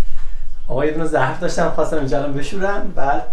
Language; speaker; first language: German; non-native, learner; Persian